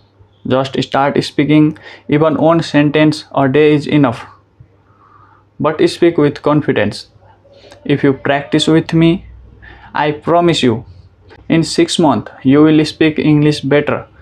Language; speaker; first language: English; non-native, learner; Nepali